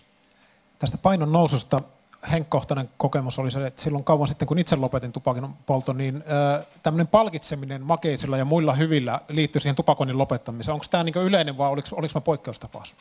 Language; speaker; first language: Finnish; native; Finnish